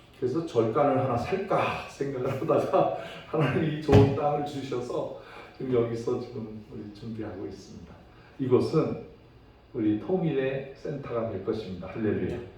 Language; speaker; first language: Korean; native; Korean